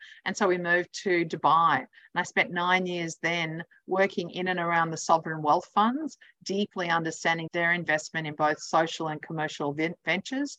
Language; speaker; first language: English; native; English